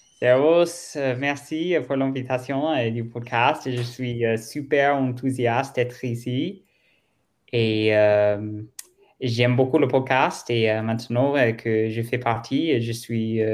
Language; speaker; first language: French; non-native, learner; German